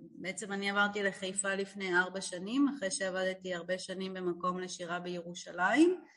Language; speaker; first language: Hebrew; native; Hebrew